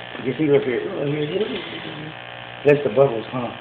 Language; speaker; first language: English; native; English